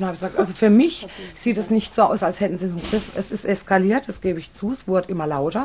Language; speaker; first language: German; native; German